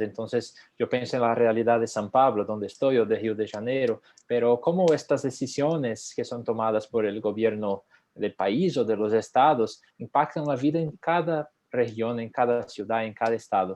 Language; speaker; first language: Spanish; non-native, fluent; Portuguese